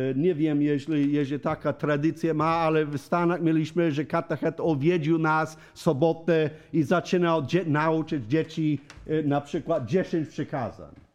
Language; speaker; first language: Polish; non-native, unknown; English